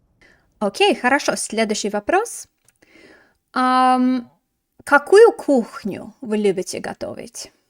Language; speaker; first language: Russian; non-native, fluent; English